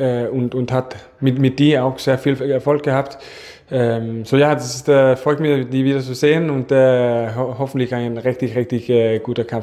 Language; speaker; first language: German; non-native, fluent; Danish